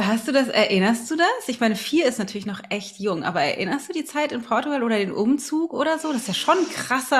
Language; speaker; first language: German; early bilingual, other home language; Portuguese